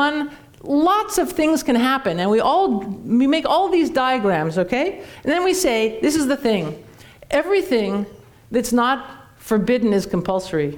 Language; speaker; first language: English; native; English